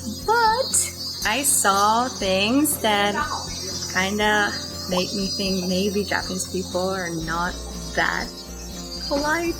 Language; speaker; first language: English; non-native, fluent; Persian